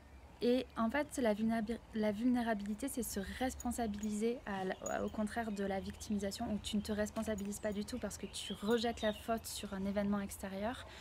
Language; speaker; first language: French; native; French